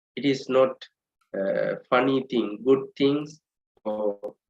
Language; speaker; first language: English; non-native, local second language; Sinhala